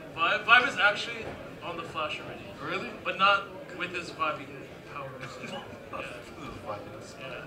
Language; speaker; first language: English; native; English